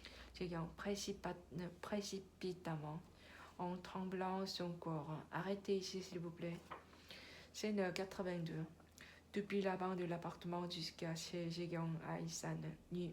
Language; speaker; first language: French; non-native, learner; Korean